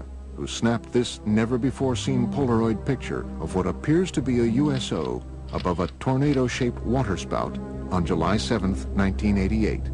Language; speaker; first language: English; native; English